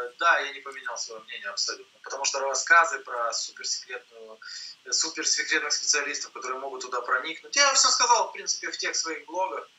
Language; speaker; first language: Russian; native; Russian